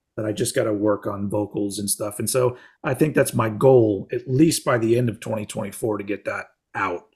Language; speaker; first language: English; native; English